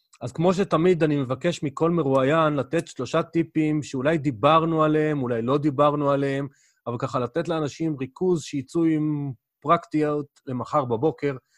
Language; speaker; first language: Hebrew; native; Hebrew